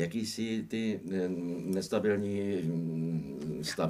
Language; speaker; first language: Czech; native; Czech